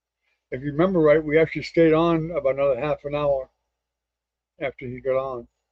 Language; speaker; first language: English; native; English